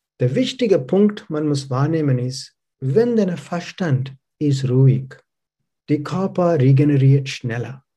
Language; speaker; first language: German; non-native, learner; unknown